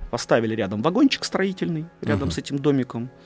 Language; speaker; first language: Russian; native; Russian